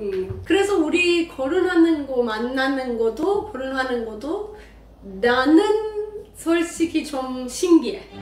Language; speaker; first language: Korean; non-native, learner; Persian